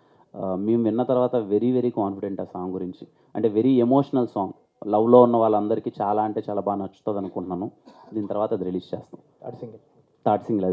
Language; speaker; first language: Telugu; native; Telugu